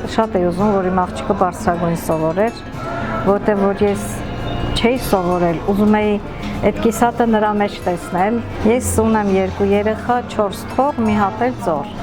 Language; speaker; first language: Armenian; non-native, local second language; Kurdish